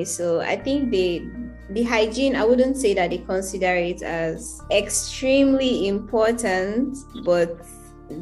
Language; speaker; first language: English; non-native, local second language; Hausa